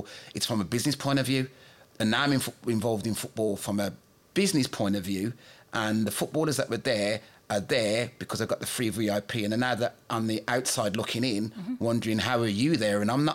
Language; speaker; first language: English; native; English